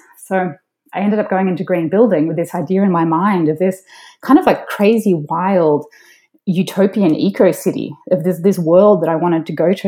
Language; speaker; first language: English; native; English